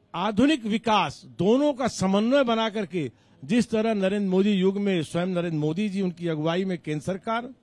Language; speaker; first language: Hindi; native; Hindi